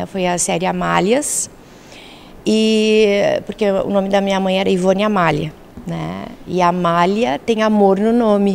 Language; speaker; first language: Portuguese; native; Portuguese